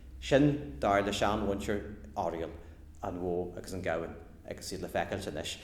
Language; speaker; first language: Irish; native; Irish